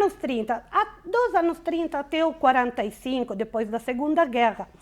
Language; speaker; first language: Portuguese; non-native, fluent; Italian